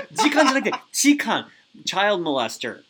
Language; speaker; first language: Japanese; non-native, learner; English